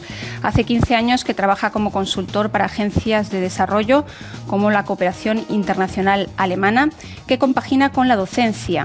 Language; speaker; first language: Spanish; native; Spanish